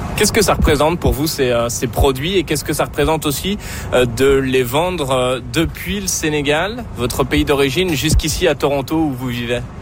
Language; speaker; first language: French; native; French